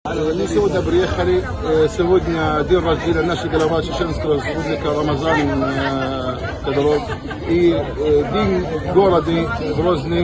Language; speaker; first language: Russian; non-native, learner; Arabic